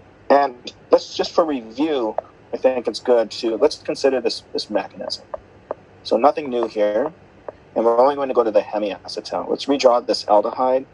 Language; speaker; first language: English; native; English